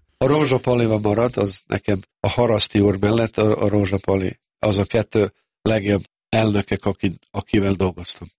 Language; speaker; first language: Hungarian; non-native, fluent; Serbian